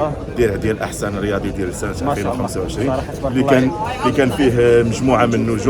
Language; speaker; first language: Arabic; native; Arabic